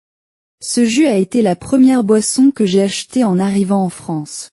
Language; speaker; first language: French; non-native, learner; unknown